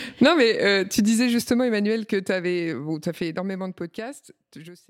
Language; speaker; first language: French; native; French